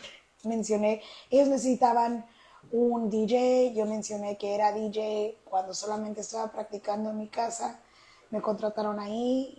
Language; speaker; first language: Spanish; early bilingual, heritage; Spanish